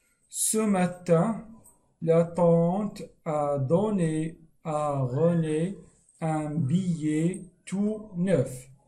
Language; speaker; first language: French; non-native, fluent; Arabic